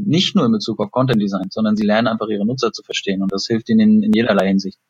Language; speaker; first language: German; native; German